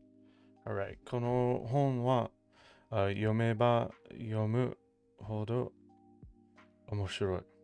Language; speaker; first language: Japanese; non-native, learner; English